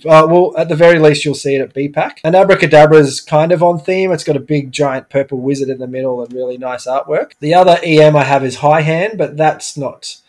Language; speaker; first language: English; native; English